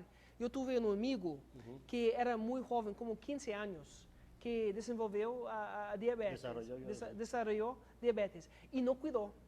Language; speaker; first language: Spanish; non-native, learner; English